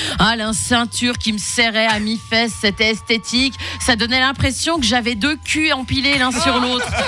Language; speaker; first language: French; early bilingual, other home language; Spanish